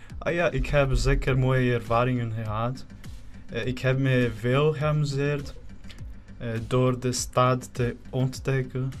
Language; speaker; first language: Dutch; non-native, learner; Spanish